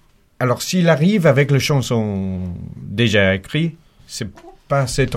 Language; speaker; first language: French; non-native, fluent; English